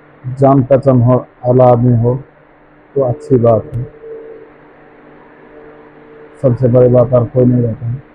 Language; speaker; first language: Hindi; non-native, fluent; Bangla